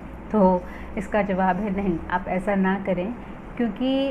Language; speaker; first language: Hindi; native; Hindi